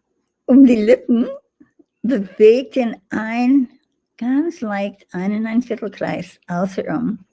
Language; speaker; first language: German; non-native, fluent; English